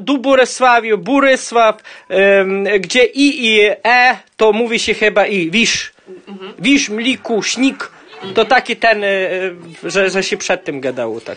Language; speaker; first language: Polish; early bilingual, heritage; Polish